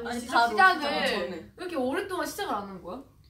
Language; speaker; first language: Korean; native; Korean